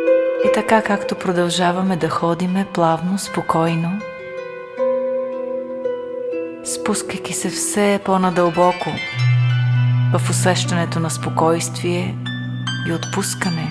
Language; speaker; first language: Bulgarian; native; Bulgarian